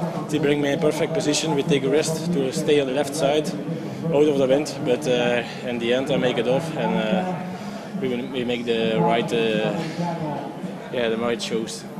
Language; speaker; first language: English; non-native, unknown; Dutch